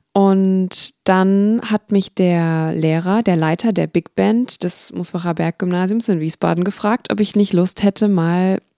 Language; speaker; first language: German; native; German